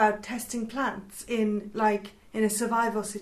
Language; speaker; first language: English; native; English